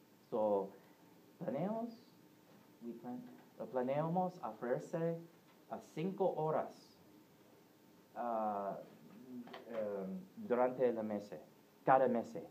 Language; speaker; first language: Spanish; non-native, learner; English